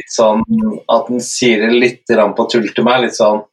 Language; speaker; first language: Norwegian; native; Norwegian